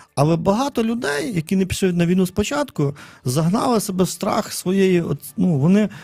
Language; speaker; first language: Ukrainian; native; Ukrainian